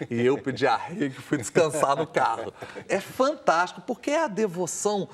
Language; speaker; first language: Portuguese; native; Portuguese